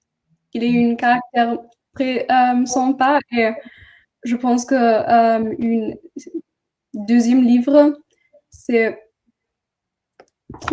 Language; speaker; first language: French; non-native, learner; German